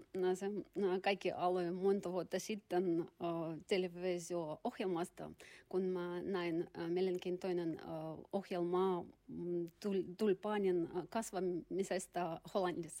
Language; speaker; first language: Finnish; non-native, learner; Russian